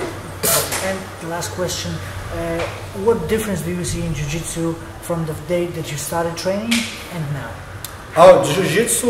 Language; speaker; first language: English; non-native, fluent; Polish